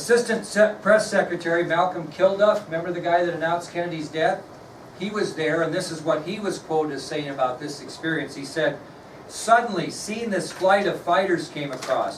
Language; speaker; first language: English; native; English